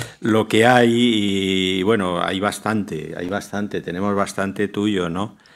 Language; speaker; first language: Spanish; native; Spanish